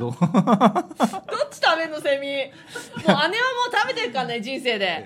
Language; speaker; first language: Japanese; native; Japanese